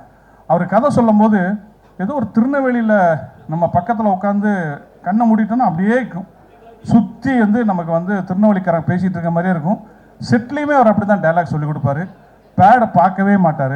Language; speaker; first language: Tamil; native; Tamil